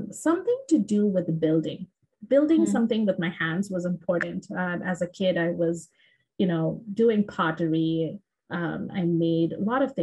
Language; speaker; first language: English; non-native, local second language; Bangla